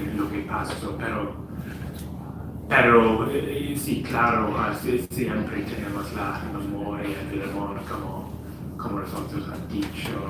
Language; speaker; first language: Spanish; non-native, fluent; English